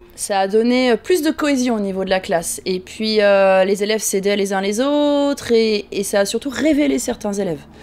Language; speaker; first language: French; native; French